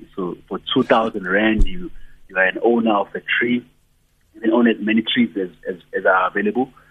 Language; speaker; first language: English; non-native, local second language; Zulu